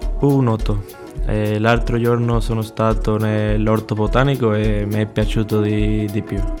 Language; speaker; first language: Italian; non-native, learner; Spanish